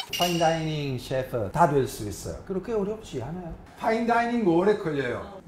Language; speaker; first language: Korean; non-native, fluent; Italian